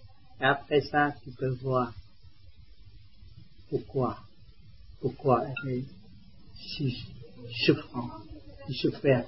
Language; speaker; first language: French; non-native, learner; Vietnamese